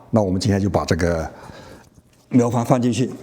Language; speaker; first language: Chinese; native; Chinese